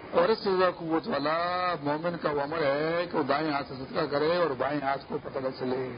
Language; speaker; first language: Urdu; non-native, local second language; Pashto